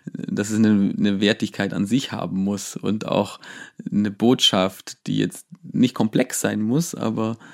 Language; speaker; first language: German; native; German